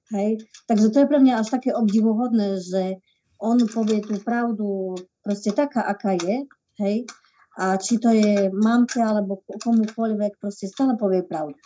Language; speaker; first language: Slovak; native; Slovak